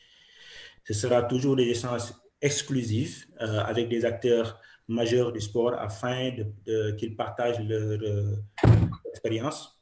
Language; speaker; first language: French; non-native, local second language; Wolof